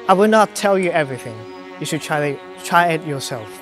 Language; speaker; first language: English; non-native, learner; Chinese